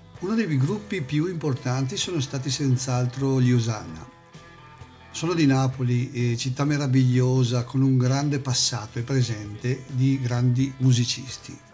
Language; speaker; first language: Italian; native; Italian